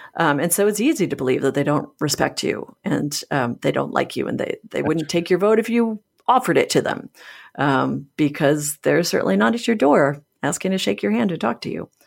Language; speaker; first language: English; native; English